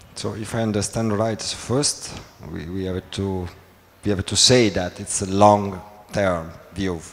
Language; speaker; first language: English; non-native, fluent; Italian